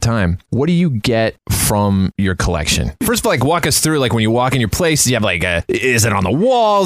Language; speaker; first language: English; native; English